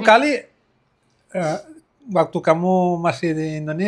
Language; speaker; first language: Indonesian; non-native, learner; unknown